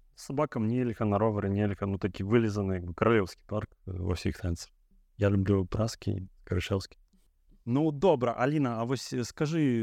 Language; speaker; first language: Belarusian; non-native, local second language; Russian